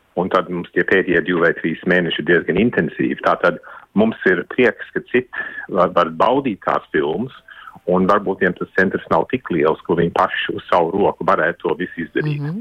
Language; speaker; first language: Latvian; early bilingual, heritage; Latvian